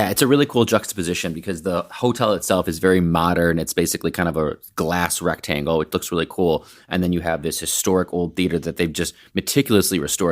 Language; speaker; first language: English; native; English